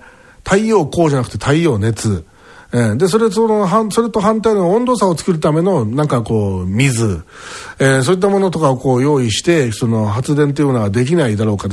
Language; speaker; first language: Japanese; native; Japanese